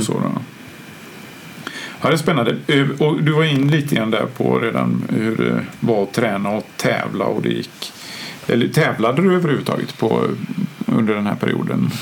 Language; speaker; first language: Swedish; native; Swedish